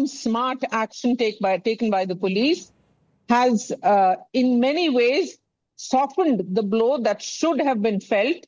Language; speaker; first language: English; non-native, local second language; Tamil